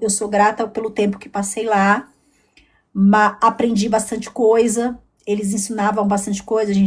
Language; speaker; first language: Portuguese; native; Portuguese